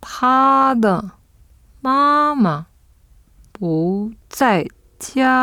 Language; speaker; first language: Chinese; non-native, learner; French